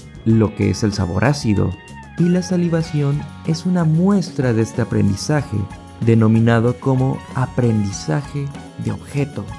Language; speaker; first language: Spanish; native; Spanish